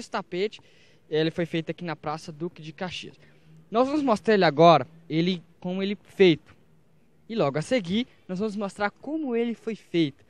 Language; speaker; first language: Portuguese; native; Portuguese